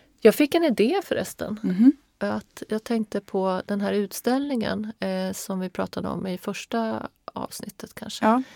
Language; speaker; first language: Swedish; native; Swedish